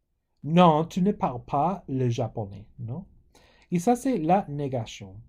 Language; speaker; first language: French; non-native, fluent; English